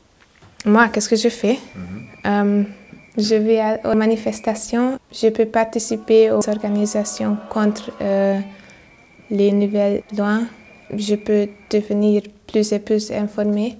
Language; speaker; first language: French; non-native, learner; Hungarian